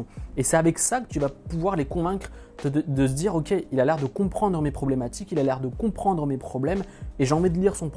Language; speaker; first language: French; native; French